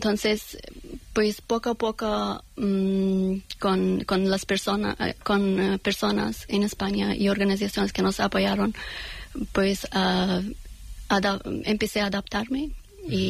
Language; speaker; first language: Spanish; non-native, learner; Persian